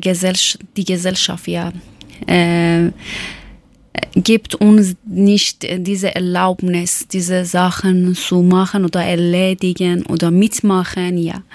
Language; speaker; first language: German; non-native, learner; Persian